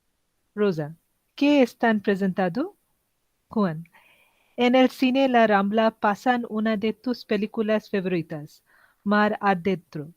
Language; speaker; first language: Spanish; non-native, learner; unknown